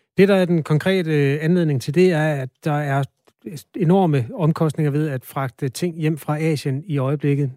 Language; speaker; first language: Danish; native; Danish